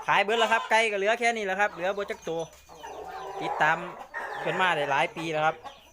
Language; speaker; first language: Thai; native; Thai